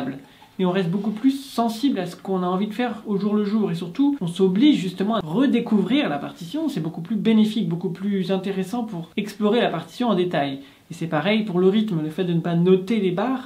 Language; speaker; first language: French; native; French